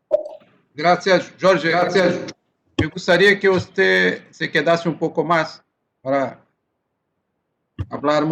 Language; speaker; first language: Spanish; non-native, learner; Portuguese